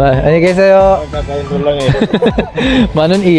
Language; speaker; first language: Korean; non-native, learner; Filipino